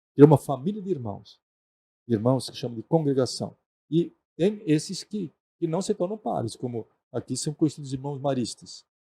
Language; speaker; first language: Portuguese; non-native, local second language; German